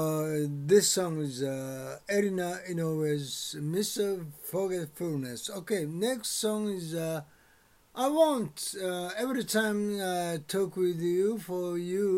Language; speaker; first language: English; non-native, learner; Japanese